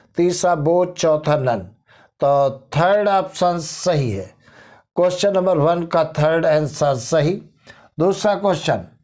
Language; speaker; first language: Hindi; native; Hindi